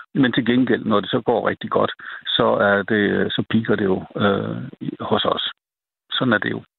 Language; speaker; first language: Danish; native; Danish